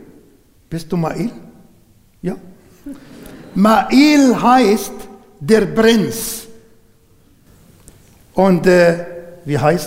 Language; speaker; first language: German; non-native, learner; Arabic